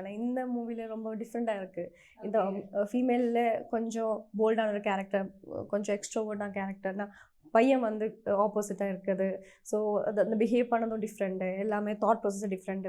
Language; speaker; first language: Tamil; non-native, learner; Malayalam